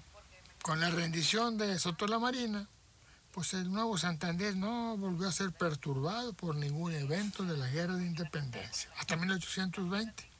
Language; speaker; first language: Spanish; native; Spanish